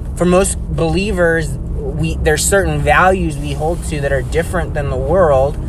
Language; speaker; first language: English; native; English